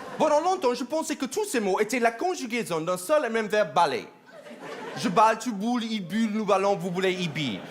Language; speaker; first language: French; non-native, fluent; English